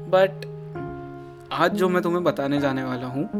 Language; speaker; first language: Hindi; native; Hindi